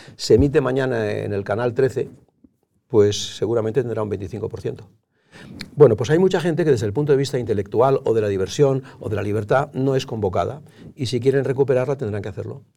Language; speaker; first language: Spanish; native; Spanish